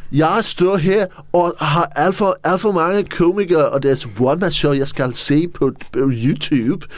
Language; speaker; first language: Danish; non-native, fluent; English